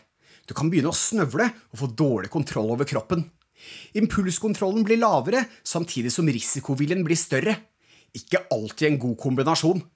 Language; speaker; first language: Norwegian; native; Norwegian